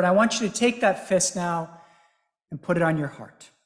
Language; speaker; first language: English; native; English